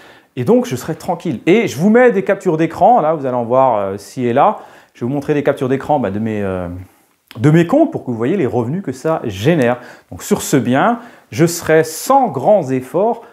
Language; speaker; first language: French; native; French